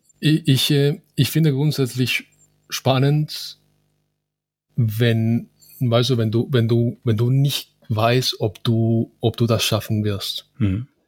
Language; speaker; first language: German; non-native, fluent; Spanish